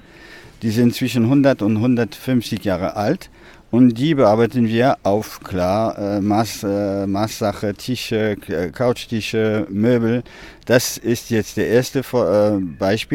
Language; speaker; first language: German; non-native, fluent; French